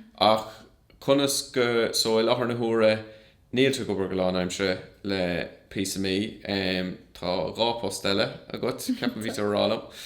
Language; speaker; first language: Irish; non-native, local second language; English